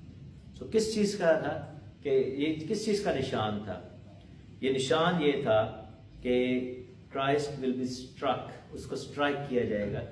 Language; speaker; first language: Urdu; non-native, local second language; Punjabi